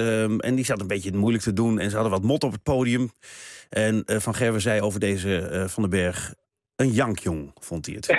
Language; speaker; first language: Dutch; native; Dutch